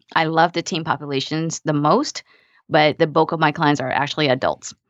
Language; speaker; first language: English; early bilingual, other home language; Vietnamese